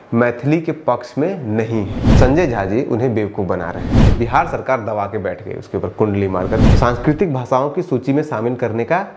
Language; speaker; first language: Hindi; native; Hindi